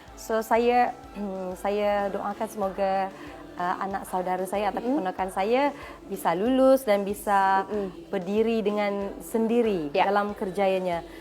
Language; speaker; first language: Malay; native; Malay